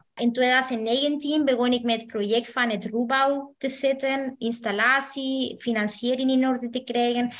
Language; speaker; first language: Dutch; non-native, fluent; Spanish